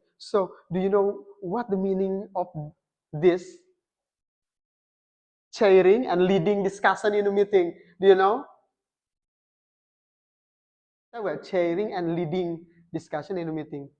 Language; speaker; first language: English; non-native, fluent; Indonesian